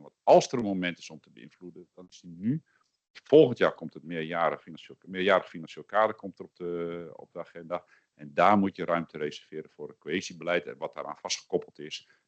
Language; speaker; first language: Dutch; native; Dutch